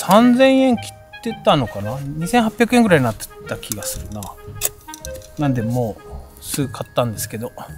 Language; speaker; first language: Japanese; native; Japanese